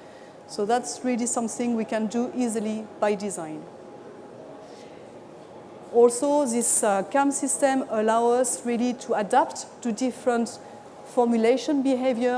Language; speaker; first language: English; non-native, fluent; French